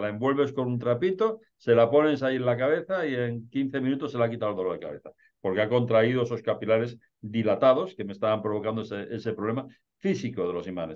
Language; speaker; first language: Spanish; native; Spanish